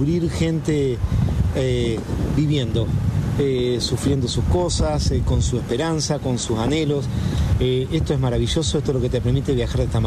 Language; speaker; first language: Spanish; native; Spanish